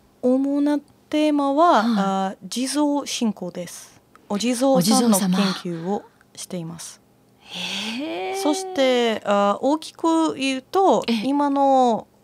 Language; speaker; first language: Japanese; non-native, fluent; Latvian